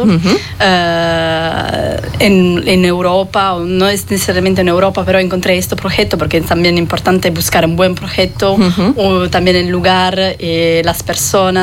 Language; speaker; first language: Spanish; non-native, fluent; French